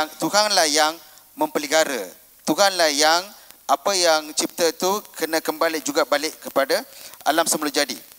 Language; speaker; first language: Malay; non-native, local second language; Tamil